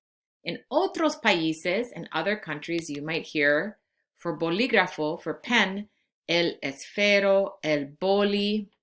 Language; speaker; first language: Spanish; non-native, fluent; English